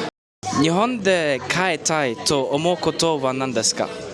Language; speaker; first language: Japanese; non-native, learner; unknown